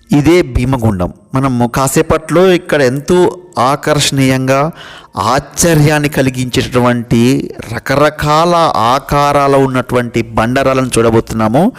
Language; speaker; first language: Telugu; native; Telugu